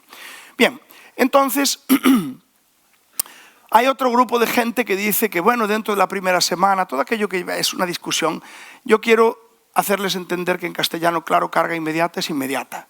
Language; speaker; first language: Spanish; native; Spanish